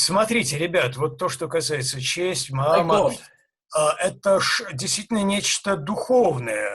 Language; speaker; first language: Russian; native; Russian